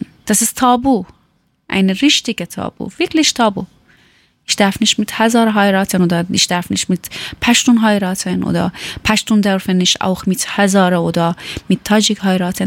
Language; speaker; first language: German; non-native, learner; Persian